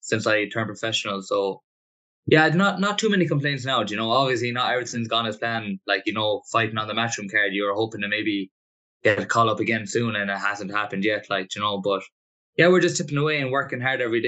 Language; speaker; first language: English; native; English